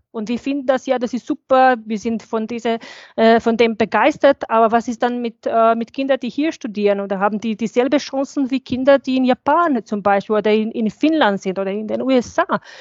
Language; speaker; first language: German; non-native, fluent; Bosnian